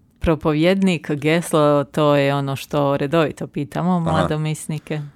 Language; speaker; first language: Croatian; native; Croatian